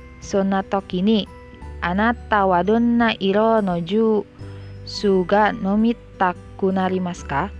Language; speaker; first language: Japanese; non-native, learner; Indonesian